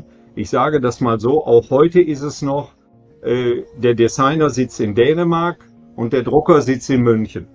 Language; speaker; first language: German; native; German